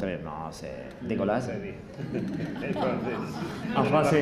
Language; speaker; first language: French; non-native, learner; Spanish